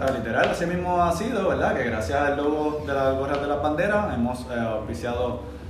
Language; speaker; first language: Spanish; native; Spanish